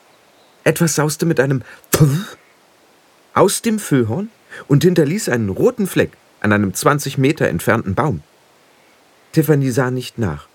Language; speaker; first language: German; native; German